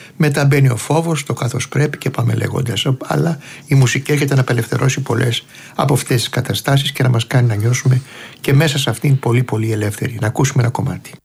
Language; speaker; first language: Greek; native; Greek